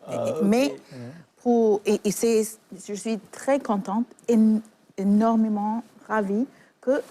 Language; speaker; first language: French; non-native, fluent; English